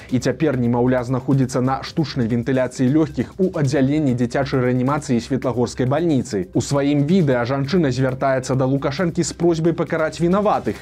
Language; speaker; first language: Belarusian; native; Belarusian